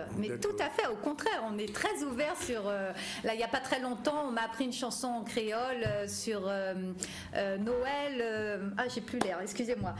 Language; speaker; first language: French; native; French